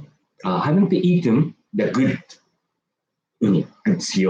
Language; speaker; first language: English; non-native, learner; Japanese